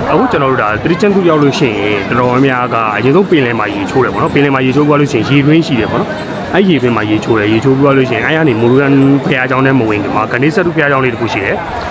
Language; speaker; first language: Burmese; non-native, local second language; Tamil